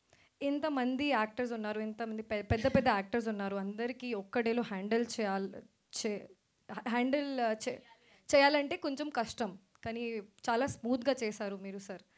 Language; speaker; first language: Telugu; non-native, fluent; Hindi